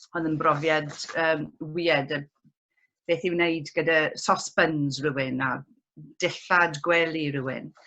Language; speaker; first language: Welsh; non-native, local second language; English